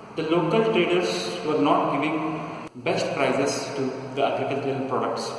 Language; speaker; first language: English; non-native, local second language; Kannada